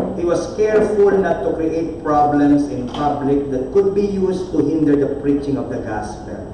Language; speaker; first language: English; non-native, local second language; Filipino